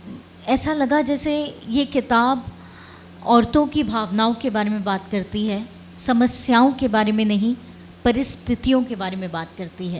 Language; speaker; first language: Hindi; native; Hindi